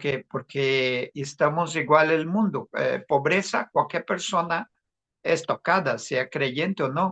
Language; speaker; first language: Spanish; non-native, fluent; Portuguese